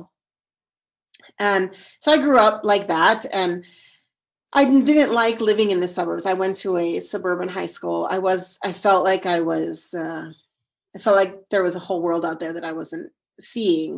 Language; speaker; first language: English; native; English